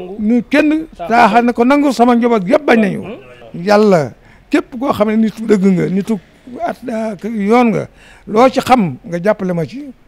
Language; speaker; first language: Wolof; native; Wolof